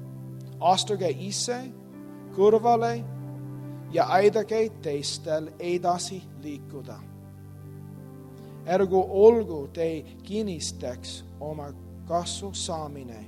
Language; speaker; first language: Estonian; non-native, learner; English